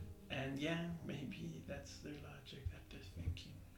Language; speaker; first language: English; early bilingual, other home language; Spanish